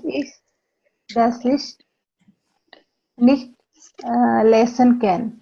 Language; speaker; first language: German; non-native, learner; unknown